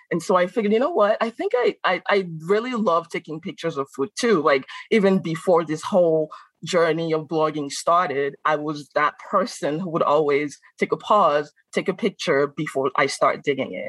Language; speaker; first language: English; non-native, fluent; French